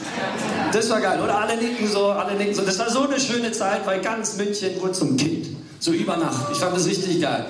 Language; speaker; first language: German; early bilingual, other home language; English